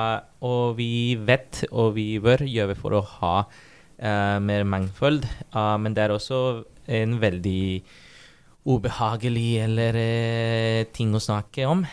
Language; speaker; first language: Norwegian; non-native, fluent; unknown